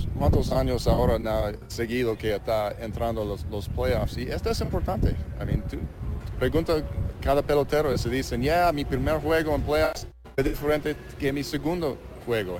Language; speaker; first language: Spanish; non-native, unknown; English